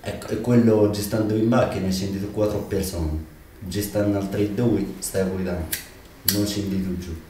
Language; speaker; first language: Italian; non-native, learner; Arabic